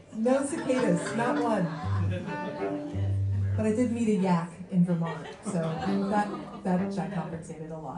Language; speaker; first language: English; early bilingual, other home language; French